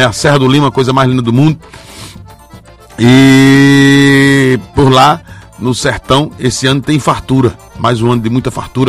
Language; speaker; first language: Portuguese; native; Portuguese